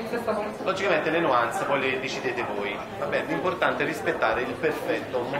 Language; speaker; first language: Italian; native; Italian